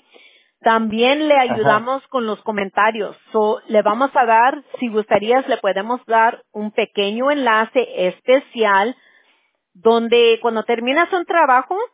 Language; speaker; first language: Spanish; early bilingual, heritage; Spanish